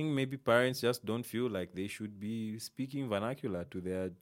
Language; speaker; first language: English; native; English